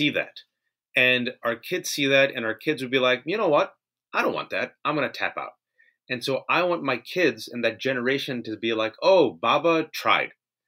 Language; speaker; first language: English; native; English